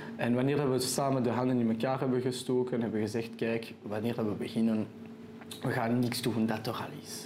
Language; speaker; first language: Dutch; non-native, local second language; French